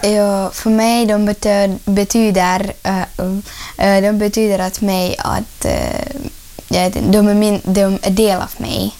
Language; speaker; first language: Swedish; non-native, learner; Ukrainian